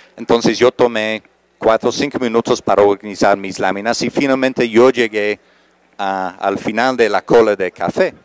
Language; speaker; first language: Spanish; non-native, fluent; English